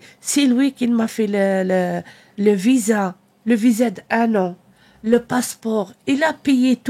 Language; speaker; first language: French; non-native, learner; Arabic